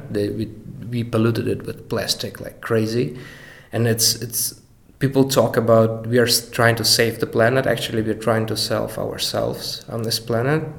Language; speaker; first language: English; non-native, fluent; Ukrainian